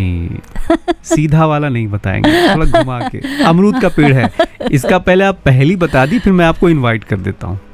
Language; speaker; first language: Hindi; native; Hindi